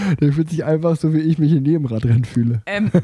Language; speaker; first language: German; native; German